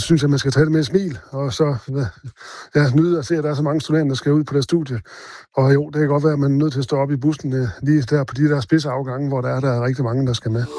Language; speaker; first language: Danish; native; Danish